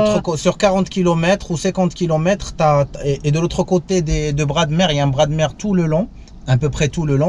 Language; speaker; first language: French; native; French